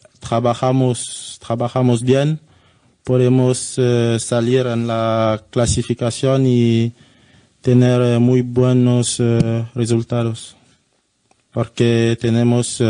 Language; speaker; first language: Spanish; non-native, learner; French